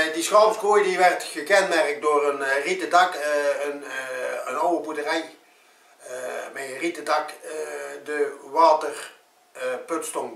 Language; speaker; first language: Dutch; native; Dutch